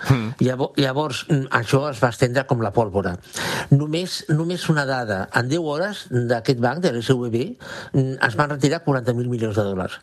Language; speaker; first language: Catalan; non-native, local second language; Spanish